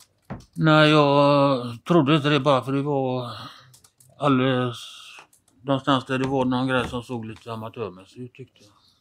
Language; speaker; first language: Swedish; native; Swedish